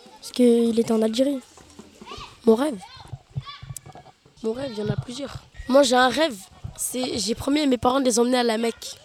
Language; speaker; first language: French; early bilingual, other home language; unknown